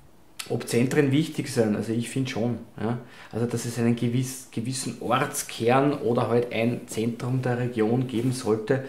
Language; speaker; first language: German; native; German